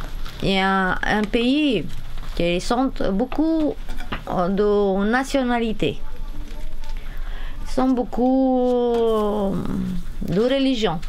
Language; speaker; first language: French; non-native, learner; Romanian